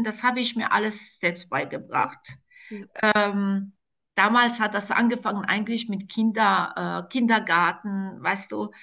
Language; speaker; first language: German; non-native, fluent; Croatian